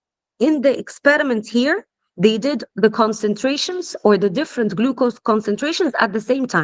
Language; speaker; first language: English; non-native, fluent; Arabic